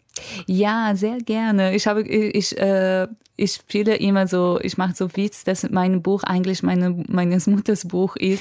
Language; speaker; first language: German; non-native, fluent; Portuguese